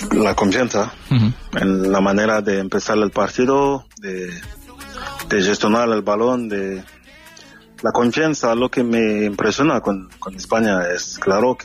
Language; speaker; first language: Spanish; non-native, learner; French